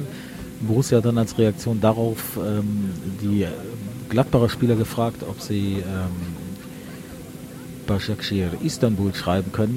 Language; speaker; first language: German; native; German